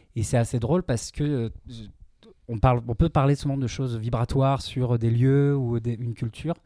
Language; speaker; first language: French; native; French